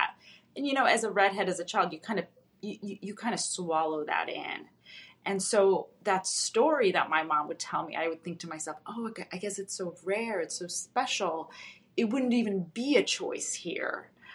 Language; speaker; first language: English; early bilingual, other home language; Russian